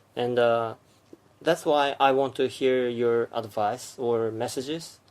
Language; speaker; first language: English; non-native, fluent; Japanese